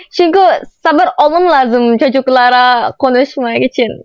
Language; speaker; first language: Turkish; non-native, learner; Indonesian